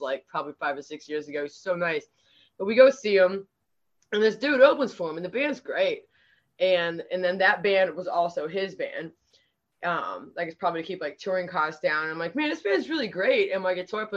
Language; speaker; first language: English; native; English